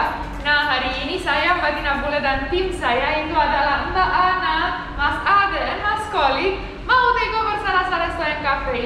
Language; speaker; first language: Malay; non-native, fluent; English